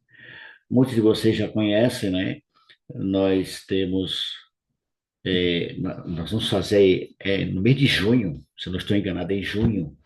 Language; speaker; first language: Portuguese; native; Portuguese